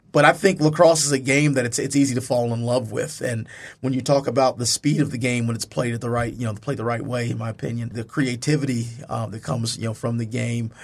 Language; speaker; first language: English; native; English